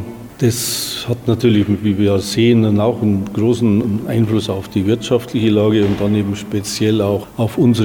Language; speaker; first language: German; native; German